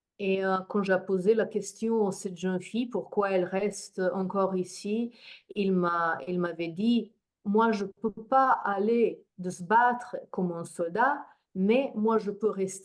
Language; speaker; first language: French; non-native, fluent; Slovenian